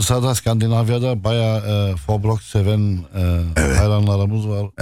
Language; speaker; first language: Turkish; non-native, fluent; Arabic